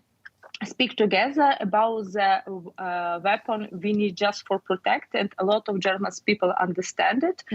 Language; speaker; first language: English; non-native, learner; Ukrainian